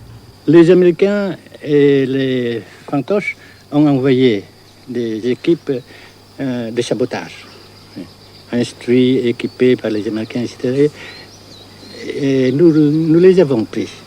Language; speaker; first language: French; non-native, local second language; Vietnamese